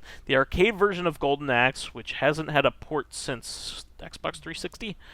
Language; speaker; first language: English; native; English